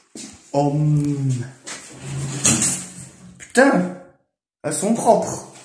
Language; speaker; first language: French; native; French